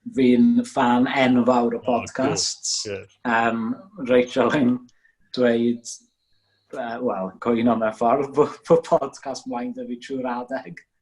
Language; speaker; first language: Welsh; native; Welsh